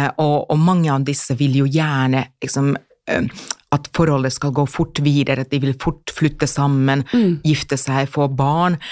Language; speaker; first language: Norwegian; non-native, fluent; Finnish